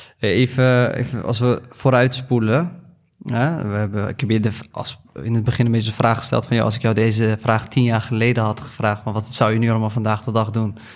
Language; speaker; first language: Dutch; early bilingual, other home language; Arabic